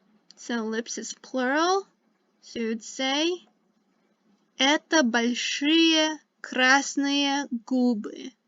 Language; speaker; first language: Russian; non-native, fluent; English